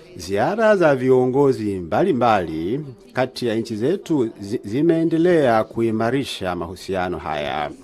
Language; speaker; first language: Swahili; native; Swahili